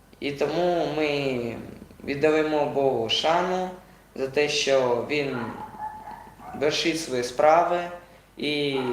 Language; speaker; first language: Ukrainian; non-native, local second language; Russian